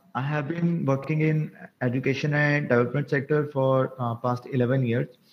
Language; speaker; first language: English; non-native, local second language; Punjabi